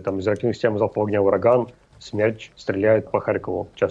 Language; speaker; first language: Russian; native; Russian